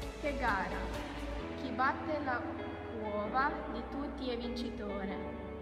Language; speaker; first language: Italian; non-native, learner; Albanian